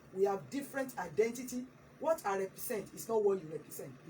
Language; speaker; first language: English; non-native, local second language; Yoruba